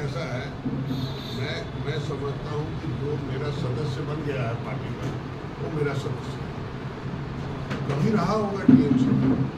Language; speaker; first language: Hindi; non-native, local second language; Bangla